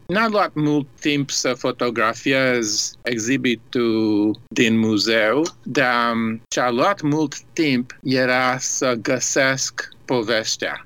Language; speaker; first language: Romanian; early bilingual, heritage; Romanian